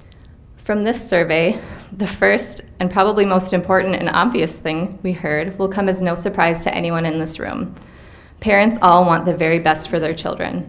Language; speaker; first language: English; native; English